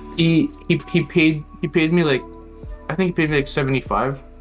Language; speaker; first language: English; non-native, fluent; Filipino